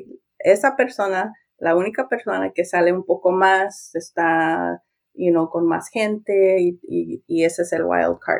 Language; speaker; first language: Spanish; early bilingual, heritage; Spanish